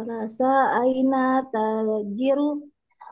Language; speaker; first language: Arabic; non-native, learner; Indonesian